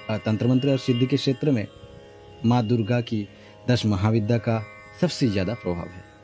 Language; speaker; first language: Hindi; non-native, local second language; Bangla